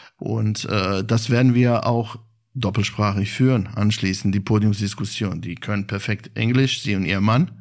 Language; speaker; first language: German; non-native, fluent; Bosnian